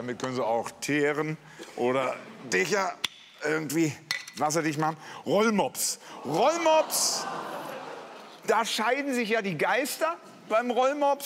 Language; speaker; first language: German; native; German